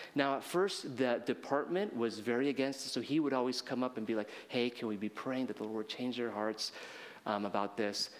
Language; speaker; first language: English; early bilingual, heritage; English